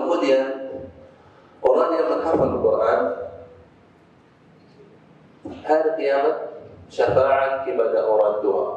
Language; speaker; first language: Indonesian; non-native, fluent; Arabic